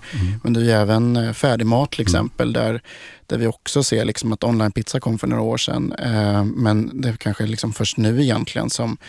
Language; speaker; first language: Swedish; native; Swedish